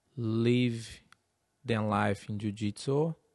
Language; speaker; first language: English; non-native, learner; Portuguese